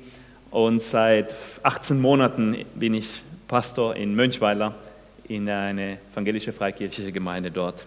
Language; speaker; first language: German; non-native, fluent; Spanish